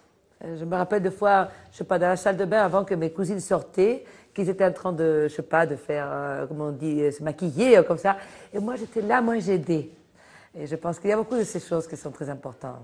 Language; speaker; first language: French; non-native, fluent; Spanish